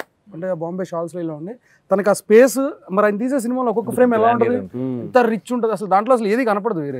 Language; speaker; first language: Telugu; native; Telugu